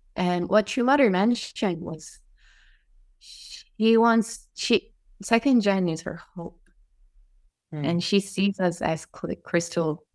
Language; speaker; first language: English; non-native, fluent; Japanese